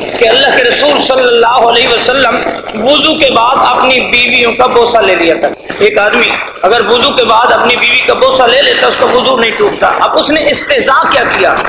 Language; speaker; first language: Urdu; non-native, local second language; Punjabi